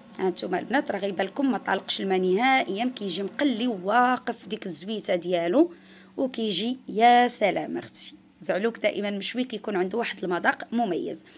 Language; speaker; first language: Arabic; native; Arabic